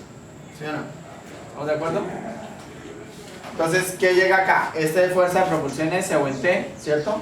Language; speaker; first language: Spanish; native; Spanish